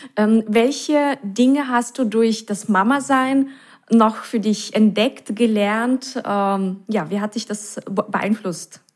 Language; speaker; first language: German; native; German